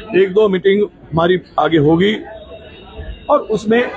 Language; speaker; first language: Hindi; non-native, local second language; Marathi